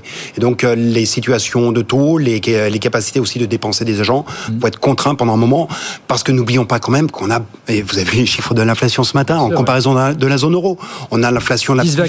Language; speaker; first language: French; native; French